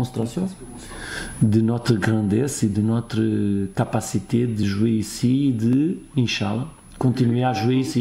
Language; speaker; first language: French; non-native, fluent; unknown